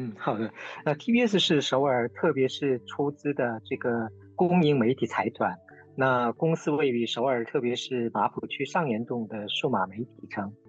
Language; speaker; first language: Chinese; non-native, fluent; Korean